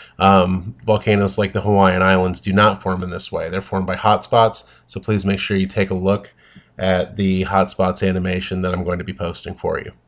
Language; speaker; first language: English; native; English